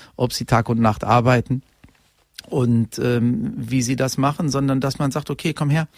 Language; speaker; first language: German; native; German